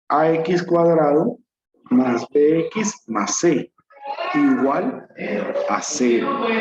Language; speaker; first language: Spanish; native; Spanish